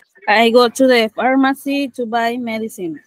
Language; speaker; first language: English; non-native, learner; Spanish